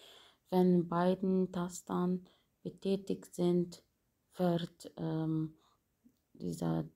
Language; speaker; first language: German; non-native, fluent; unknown